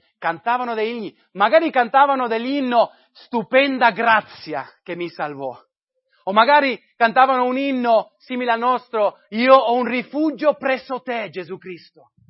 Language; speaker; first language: Italian; non-native, fluent; English